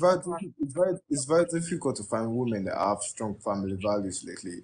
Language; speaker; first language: English; non-native, local second language; Yoruba